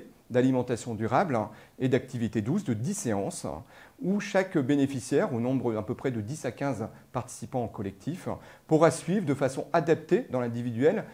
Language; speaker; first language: French; native; French